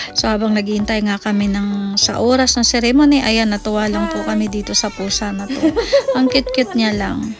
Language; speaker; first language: Filipino; native; Filipino